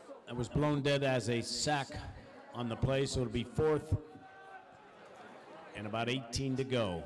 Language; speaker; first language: English; native; English